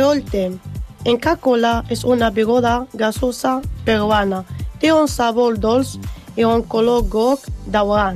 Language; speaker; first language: Catalan; non-native, learner; Spanish